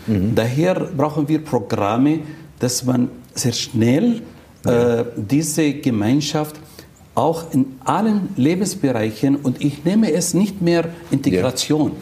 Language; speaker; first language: German; non-native, fluent; Arabic